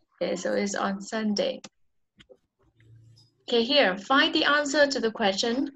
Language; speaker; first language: English; non-native, learner; Vietnamese